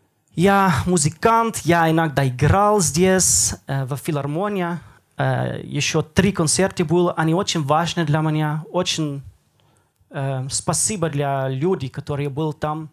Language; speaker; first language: Russian; non-native, learner; Dutch